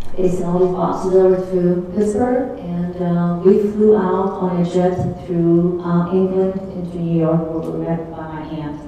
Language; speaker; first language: English; early bilingual, other home language; Czech